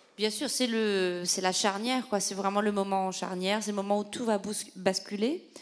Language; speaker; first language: French; native; French